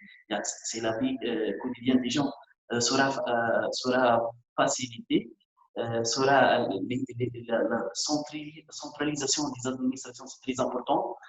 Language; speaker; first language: French; non-native, local second language; Arabic